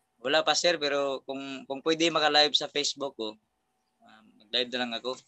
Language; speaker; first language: Filipino; non-native, local second language; Cebuano